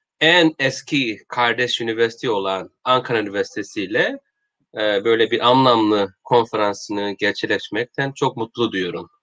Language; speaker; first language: Turkish; non-native, learner; Korean